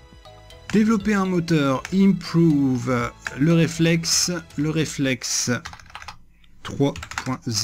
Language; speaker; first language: French; native; French